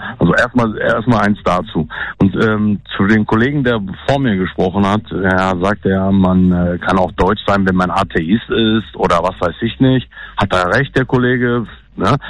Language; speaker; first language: German; native; German